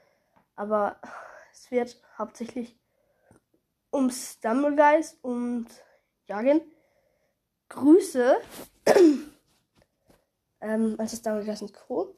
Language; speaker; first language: German; native; German